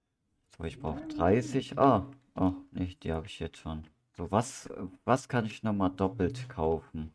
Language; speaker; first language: German; native; German